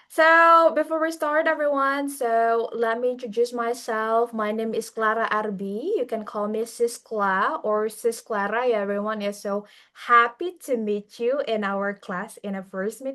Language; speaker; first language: English; non-native, fluent; Indonesian